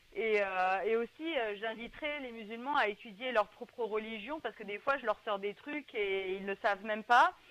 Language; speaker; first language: French; native; French